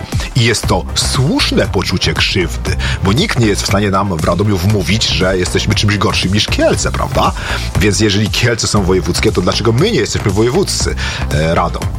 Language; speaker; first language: Polish; native; Polish